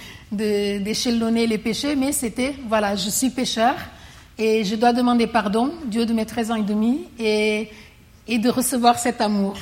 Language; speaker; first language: French; non-native, fluent; Portuguese